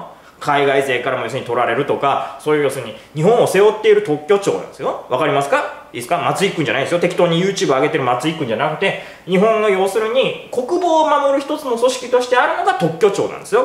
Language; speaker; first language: Japanese; native; Japanese